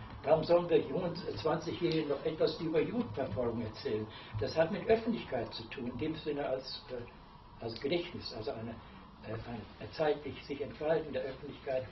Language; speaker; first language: German; native; German